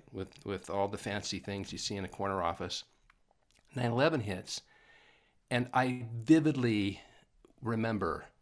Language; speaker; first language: English; native; English